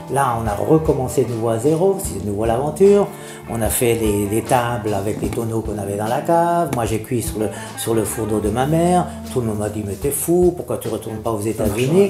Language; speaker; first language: French; native; French